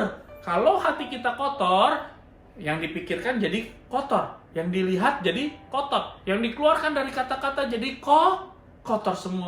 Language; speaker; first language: Indonesian; native; Indonesian